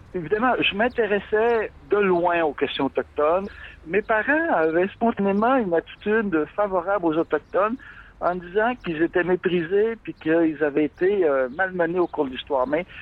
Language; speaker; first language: French; native; French